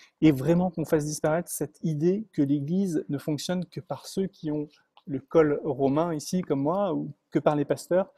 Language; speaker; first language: French; native; French